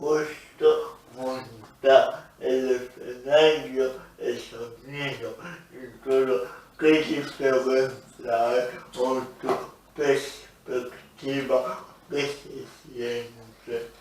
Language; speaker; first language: Spanish; non-native, local second language; Basque